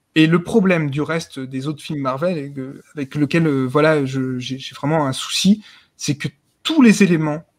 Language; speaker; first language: French; native; French